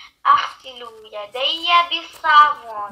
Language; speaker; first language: Arabic; non-native, learner; French